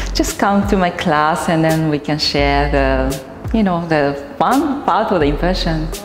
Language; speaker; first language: English; non-native, fluent; Japanese